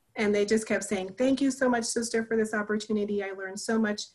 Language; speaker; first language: English; native; English